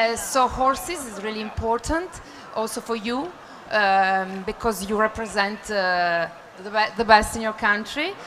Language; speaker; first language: English; non-native, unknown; Italian